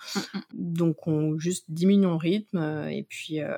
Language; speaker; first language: French; native; French